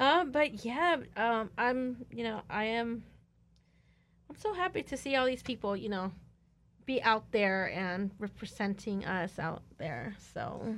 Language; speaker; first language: English; early bilingual, other home language; Spanish